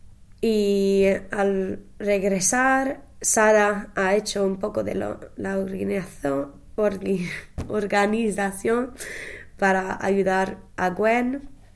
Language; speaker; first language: Spanish; non-native, learner; English